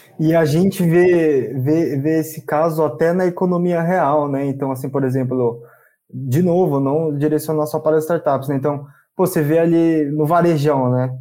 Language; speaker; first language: Portuguese; native; Portuguese